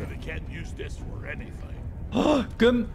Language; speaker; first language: Korean; non-native, learner; German